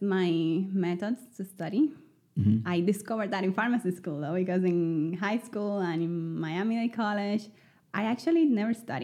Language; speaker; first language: English; non-native, fluent; Spanish